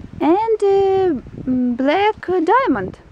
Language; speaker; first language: English; non-native, learner; Russian